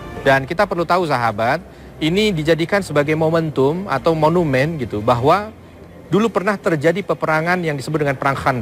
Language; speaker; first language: Indonesian; native; Indonesian